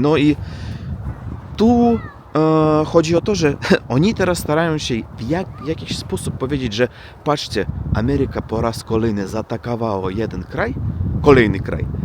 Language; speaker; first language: Polish; non-native, fluent; Russian